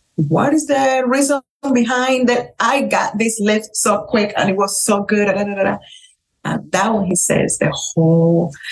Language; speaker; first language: English; non-native, fluent; Spanish